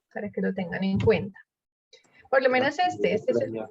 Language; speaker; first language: Spanish; native; Spanish